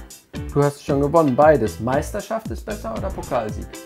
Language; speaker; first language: German; native; German